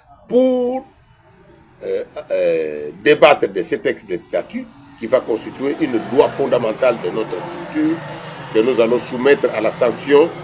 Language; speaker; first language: French; non-native, local second language; Kongo